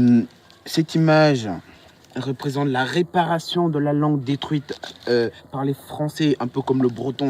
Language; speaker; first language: French; early bilingual, other home language; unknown